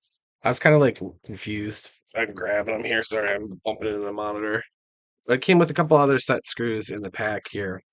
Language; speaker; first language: English; native; English